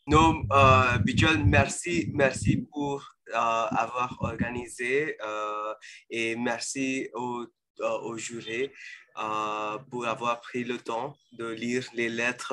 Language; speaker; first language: French; non-native, fluent; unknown